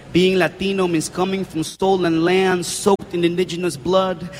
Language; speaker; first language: English; early bilingual, other home language; Spanish